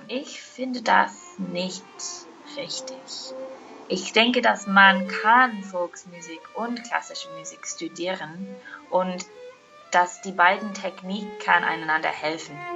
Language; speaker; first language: German; non-native, fluent; Irish